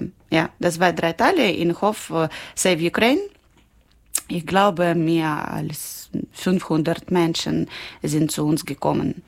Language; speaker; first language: German; non-native, learner; Ukrainian